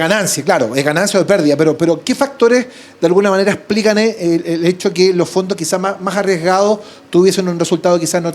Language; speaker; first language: Spanish; native; Spanish